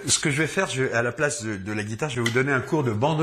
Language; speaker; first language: French; native; French